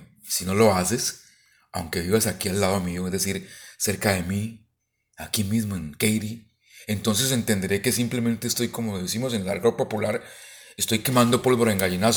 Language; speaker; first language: Spanish; native; Spanish